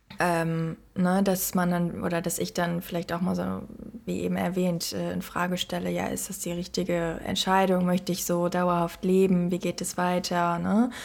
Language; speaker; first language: German; native; German